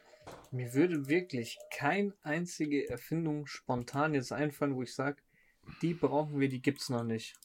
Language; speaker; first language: German; native; German